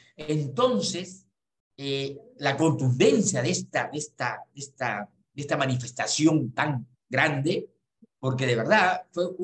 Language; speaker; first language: Spanish; native; Spanish